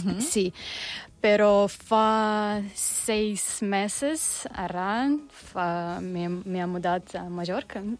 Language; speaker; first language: Catalan; non-native, learner; Russian